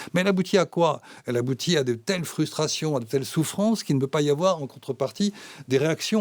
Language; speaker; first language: French; native; French